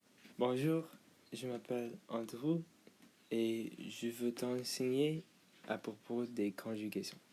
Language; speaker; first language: French; non-native, learner; English